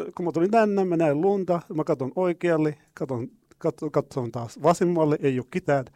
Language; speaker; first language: Finnish; non-native, fluent; Arabic